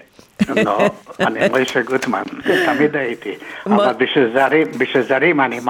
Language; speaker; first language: Hebrew; non-native, fluent; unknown